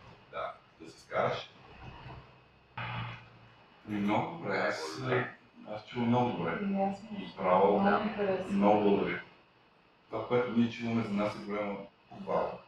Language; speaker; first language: Bulgarian; native; Bulgarian